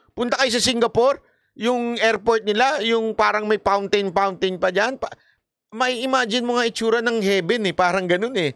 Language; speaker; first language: Filipino; native; Filipino